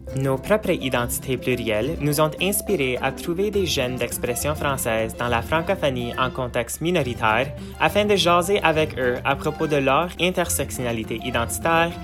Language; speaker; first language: French; native; French